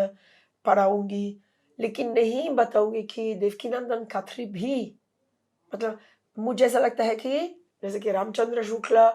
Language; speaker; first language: Hindi; non-native, fluent; Italian